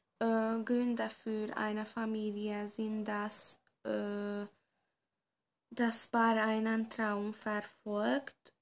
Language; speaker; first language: German; non-native, learner; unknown